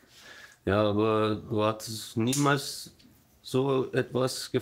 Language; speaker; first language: German; non-native, learner; Turkish